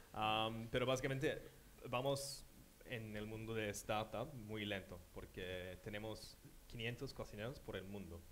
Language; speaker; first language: Spanish; non-native, fluent; English